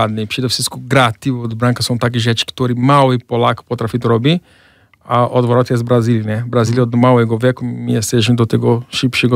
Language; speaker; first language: Polish; non-native, fluent; Portuguese